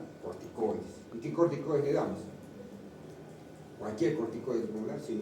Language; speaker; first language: Spanish; native; Spanish